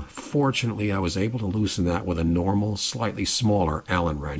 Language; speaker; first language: English; native; English